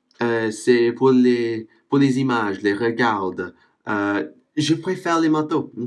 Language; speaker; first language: French; non-native, fluent; English